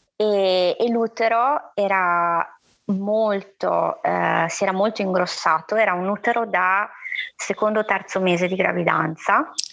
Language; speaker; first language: Italian; native; Italian